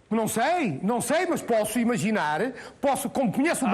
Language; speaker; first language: Portuguese; native; Portuguese